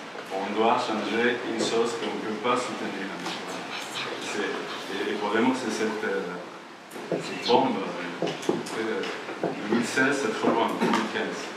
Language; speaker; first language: French; non-native, fluent; Spanish